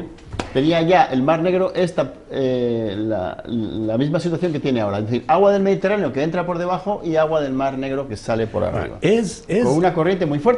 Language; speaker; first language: Spanish; native; Spanish